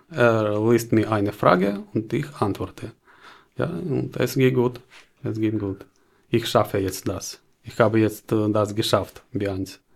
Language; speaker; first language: German; non-native, learner; Ukrainian